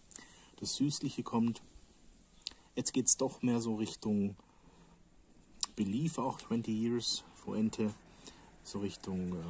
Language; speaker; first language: German; native; German